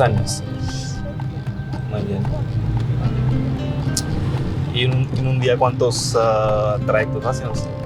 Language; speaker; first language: Spanish; non-native, learner; Hindi